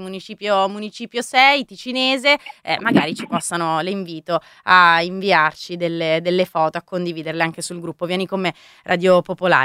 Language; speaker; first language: Italian; native; Italian